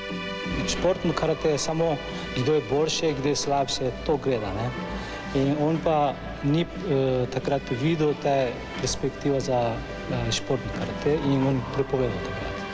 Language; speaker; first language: Slovenian; non-native, fluent; Japanese